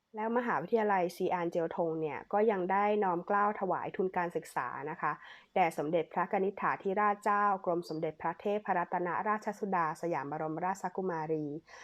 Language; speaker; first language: Thai; native; Thai